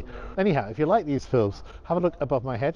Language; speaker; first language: English; native; English